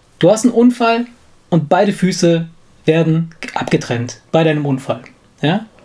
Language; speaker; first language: German; non-native, fluent; Italian